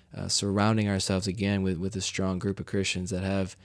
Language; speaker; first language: English; native; English